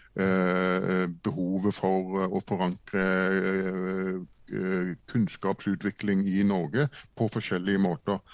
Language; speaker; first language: Norwegian; native; Norwegian